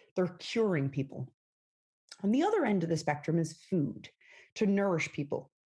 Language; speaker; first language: English; native; English